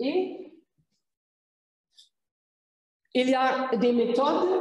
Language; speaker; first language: French; non-native, fluent; German